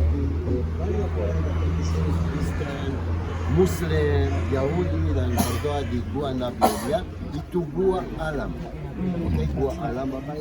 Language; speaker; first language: Indonesian; non-native, fluent; Hebrew